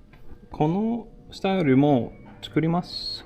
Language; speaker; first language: Japanese; non-native, learner; English